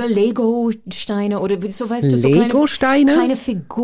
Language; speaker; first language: German; non-native, fluent; English